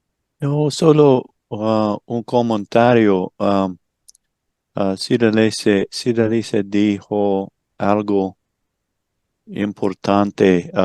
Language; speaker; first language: Spanish; non-native, learner; English